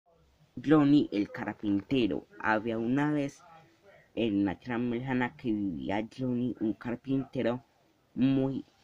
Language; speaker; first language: Spanish; native; Spanish